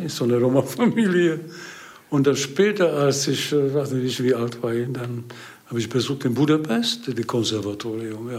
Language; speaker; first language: German; non-native, learner; Hungarian